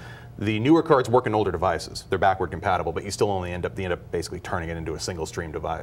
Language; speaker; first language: English; native; English